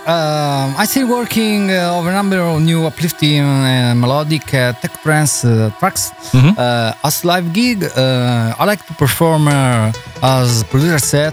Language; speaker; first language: English; non-native, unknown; Italian